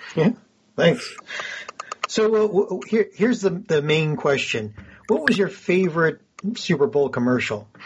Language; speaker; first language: English; native; English